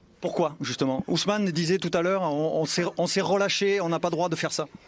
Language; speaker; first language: French; native; French